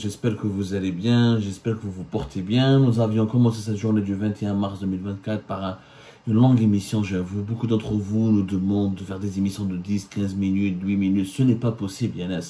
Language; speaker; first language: French; non-native, local second language; Arabic